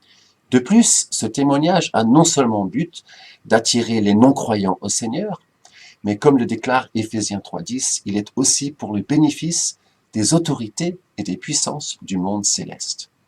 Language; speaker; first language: French; native; French